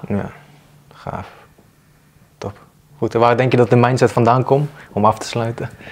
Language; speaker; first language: Dutch; early bilingual, other home language; Bosnian